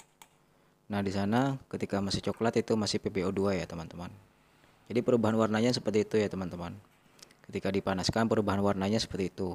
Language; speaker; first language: Indonesian; non-native, local second language; Madurese